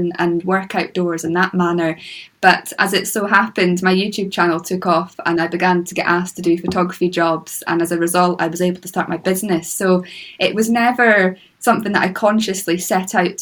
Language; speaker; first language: English; native; English